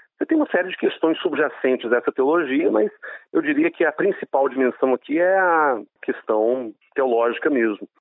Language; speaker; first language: Portuguese; non-native, fluent; Hebrew